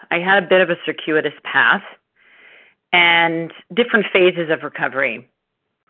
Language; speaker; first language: English; native; English